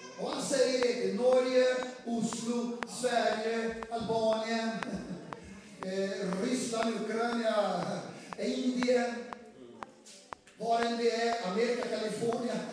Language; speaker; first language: Swedish; non-native, fluent; Portuguese